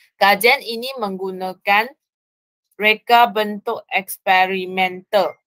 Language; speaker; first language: Malay; non-native, local second language; Chinese